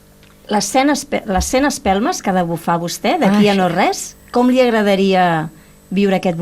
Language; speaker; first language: Catalan; native; Catalan